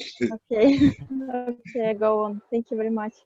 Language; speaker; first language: English; non-native, fluent; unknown